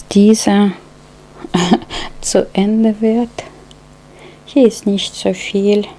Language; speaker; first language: German; non-native, fluent; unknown